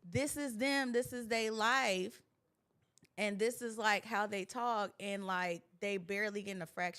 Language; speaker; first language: English; native; English